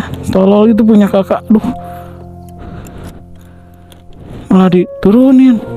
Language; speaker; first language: Indonesian; native; Indonesian